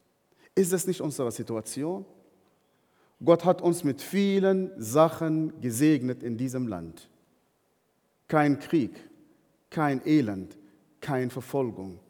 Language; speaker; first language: German; non-native, fluent; Arabic